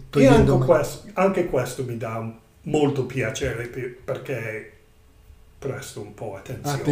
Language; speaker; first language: Italian; non-native, learner; English